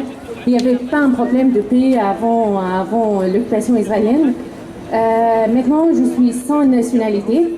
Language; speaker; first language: French; non-native, learner; Arabic